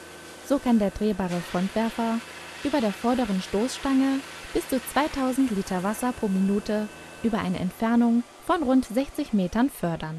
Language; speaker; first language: German; native; German